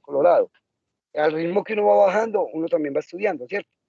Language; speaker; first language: Spanish; native; Spanish